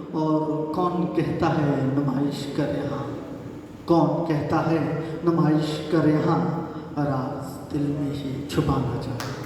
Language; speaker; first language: Hindi; native; Hindi